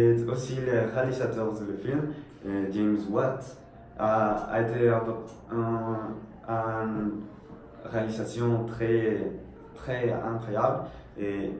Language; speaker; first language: French; non-native, learner; Spanish